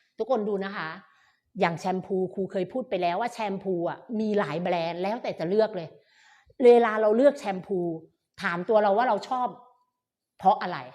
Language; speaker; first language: Thai; native; Thai